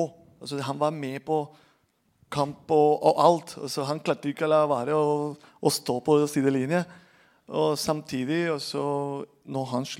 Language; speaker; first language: Norwegian; non-native, fluent; Spanish